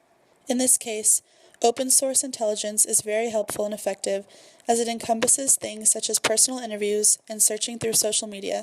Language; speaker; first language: English; native; English